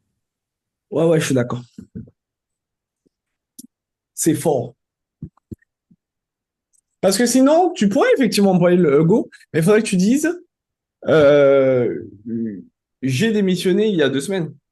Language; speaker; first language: French; native; French